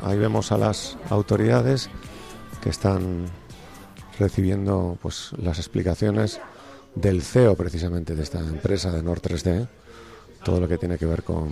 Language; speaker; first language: Spanish; native; Spanish